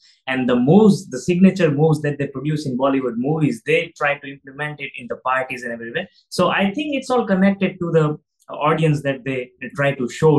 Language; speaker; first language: English; non-native, local second language; Gujarati